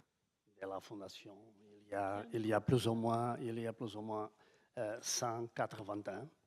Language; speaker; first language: French; non-native, fluent; Portuguese